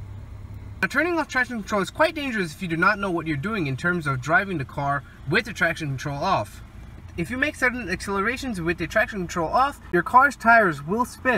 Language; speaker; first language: English; native; English